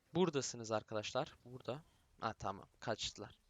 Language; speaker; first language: Turkish; early bilingual, other home language; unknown